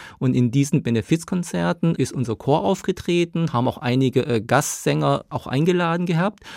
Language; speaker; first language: German; early bilingual, other home language; Korean